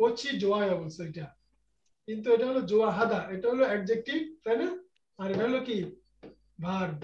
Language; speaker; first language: Korean; non-native, fluent; Bangla